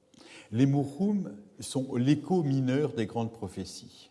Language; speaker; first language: French; native; French